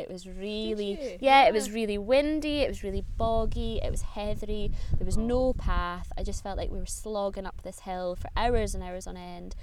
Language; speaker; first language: English; native; English